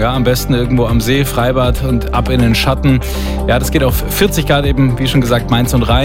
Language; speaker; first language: German; native; German